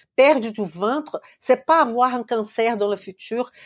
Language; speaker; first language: French; non-native, fluent; Portuguese